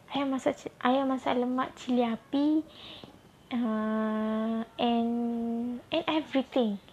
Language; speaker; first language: English; non-native, local second language; Malay